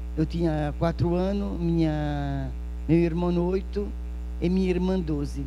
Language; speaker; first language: Portuguese; non-native, fluent; Italian